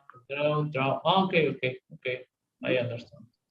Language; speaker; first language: English; non-native, learner; Spanish